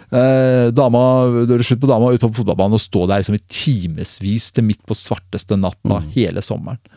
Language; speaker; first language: Norwegian; early bilingual, other home language; Persian